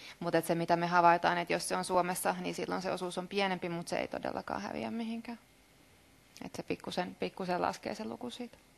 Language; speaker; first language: Finnish; native; Finnish